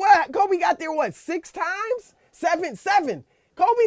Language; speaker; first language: English; native; English